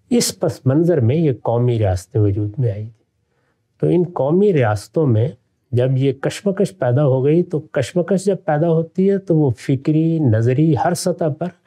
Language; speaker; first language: Urdu; non-native, local second language; Punjabi